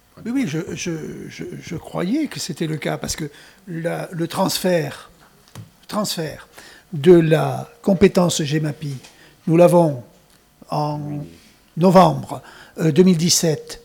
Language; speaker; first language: French; native; French